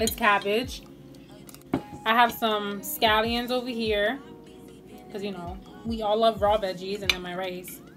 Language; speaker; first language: English; early bilingual, other home language; Spanish